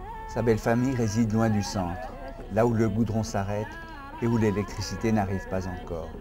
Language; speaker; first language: French; native; French